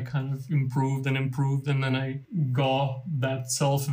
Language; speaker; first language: English; non-native, fluent; Lithuanian